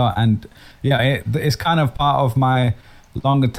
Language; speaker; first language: English; native; English